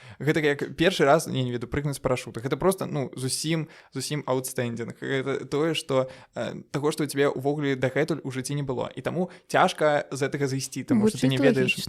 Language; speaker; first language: Belarusian; non-native, local second language; Russian